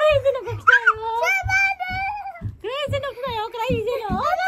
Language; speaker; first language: Japanese; non-native, learner; Filipino